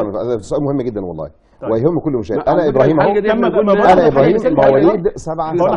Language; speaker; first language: Arabic; native; Arabic